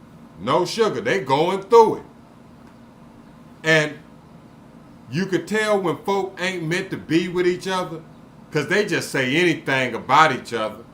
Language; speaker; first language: English; native; English